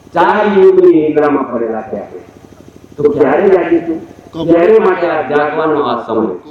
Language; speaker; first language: Gujarati; non-native, local second language; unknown